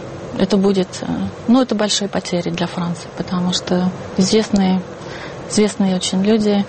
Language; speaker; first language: Russian; non-native, fluent; French